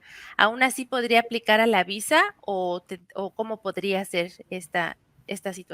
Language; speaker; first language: Spanish; native; Spanish